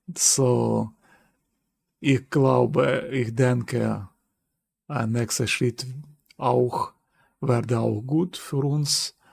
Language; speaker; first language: German; non-native, learner; Ukrainian